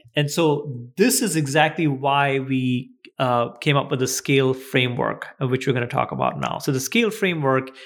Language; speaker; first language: English; non-native, local second language; Gujarati